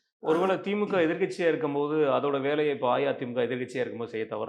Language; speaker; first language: Tamil; native; Tamil